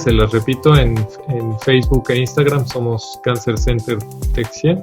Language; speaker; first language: Spanish; native; Spanish